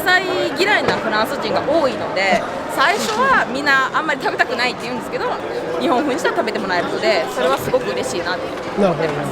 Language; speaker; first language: Japanese; native; Japanese